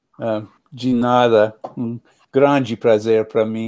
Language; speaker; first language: Portuguese; non-native, learner; English